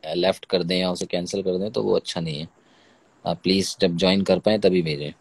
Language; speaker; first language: Hindi; native; Hindi